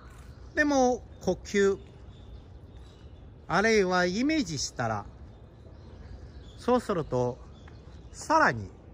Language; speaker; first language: Japanese; non-native, fluent; Chinese